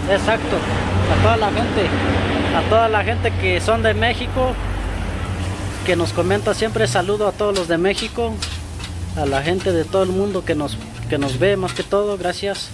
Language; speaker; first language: Spanish; native; Spanish